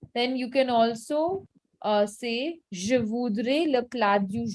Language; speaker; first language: French; non-native, fluent; Hindi